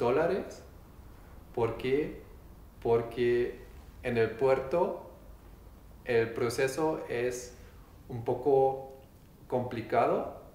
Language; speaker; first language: Spanish; non-native, learner; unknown